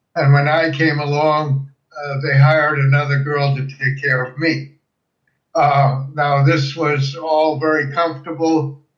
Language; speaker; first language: English; early bilingual, other home language; German